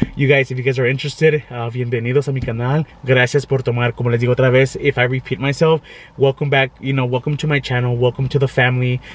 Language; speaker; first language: English; native; English